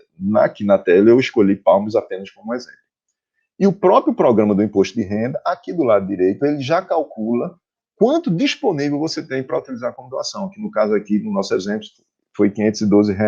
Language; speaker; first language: Portuguese; native; Portuguese